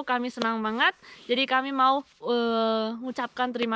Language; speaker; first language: Indonesian; non-native, fluent; Spanish